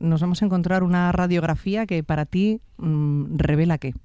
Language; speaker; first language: Spanish; native; Spanish